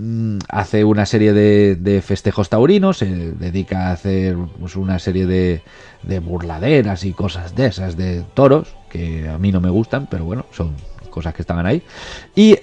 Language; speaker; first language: Spanish; native; Spanish